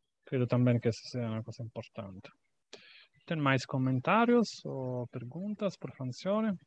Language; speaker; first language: Portuguese; non-native, fluent; Italian